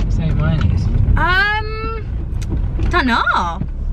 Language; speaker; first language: English; native; English